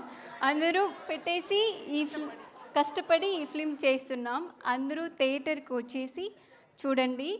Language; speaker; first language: Telugu; non-native, learner; Tamil